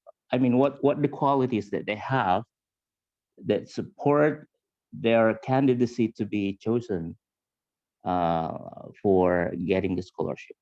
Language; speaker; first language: English; non-native, fluent; Indonesian